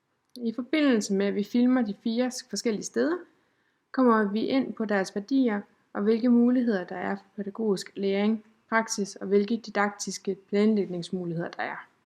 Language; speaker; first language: Danish; native; Danish